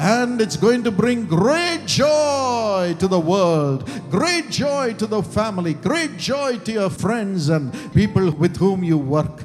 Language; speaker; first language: English; non-native, local second language; Tamil